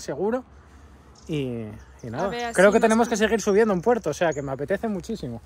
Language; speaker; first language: Spanish; native; Spanish